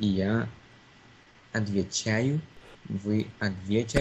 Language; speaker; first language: Russian; non-native, learner; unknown